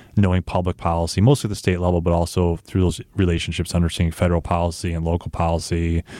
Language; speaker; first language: English; native; English